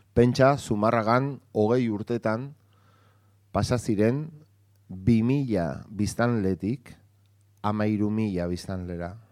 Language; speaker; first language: Basque; non-native, local second language; Spanish